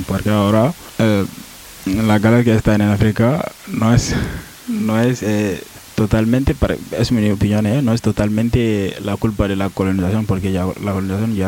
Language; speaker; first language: Spanish; non-native, learner; Wolof